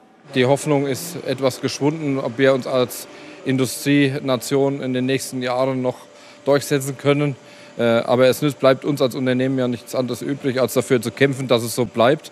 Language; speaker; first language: German; native; German